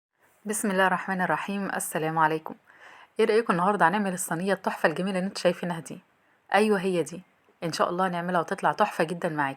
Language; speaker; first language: Arabic; native; Arabic